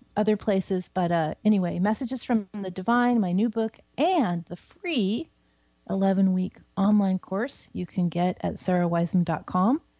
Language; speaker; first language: English; native; English